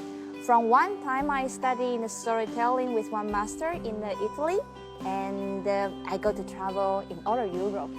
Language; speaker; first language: English; non-native, learner; Chinese